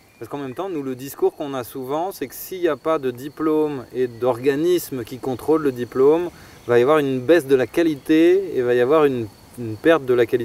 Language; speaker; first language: French; native; French